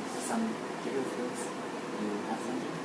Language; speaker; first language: English; non-native, learner; Thai